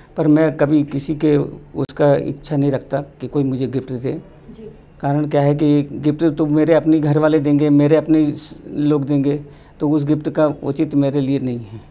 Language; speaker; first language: Hindi; native; Hindi